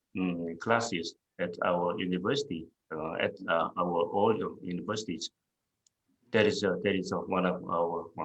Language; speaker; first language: English; non-native, fluent; Korean